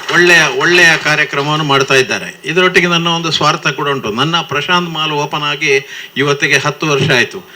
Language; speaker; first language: Kannada; native; Kannada